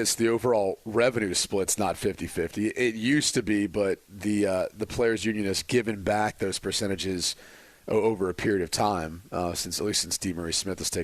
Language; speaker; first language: English; native; English